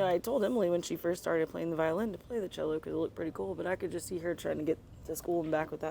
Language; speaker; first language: English; native; English